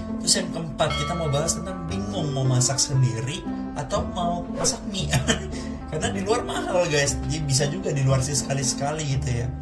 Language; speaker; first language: Indonesian; native; Indonesian